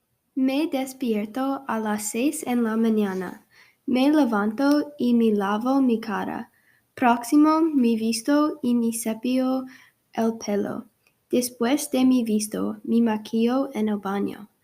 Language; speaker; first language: Spanish; non-native, learner; English